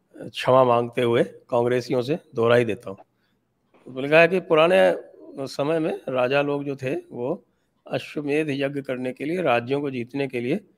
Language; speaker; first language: Hindi; native; Hindi